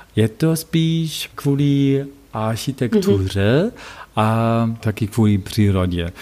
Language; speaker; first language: Czech; non-native, fluent; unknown